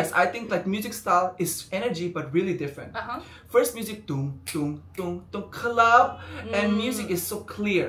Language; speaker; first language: English; non-native, fluent; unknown